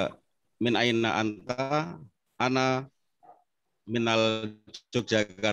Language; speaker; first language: Arabic; non-native, learner; Indonesian